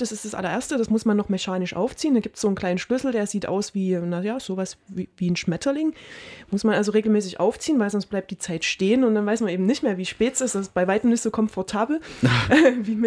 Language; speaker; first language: German; native; German